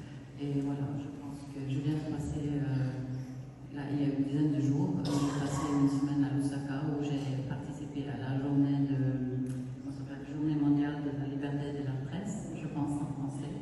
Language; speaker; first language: French; non-native, fluent; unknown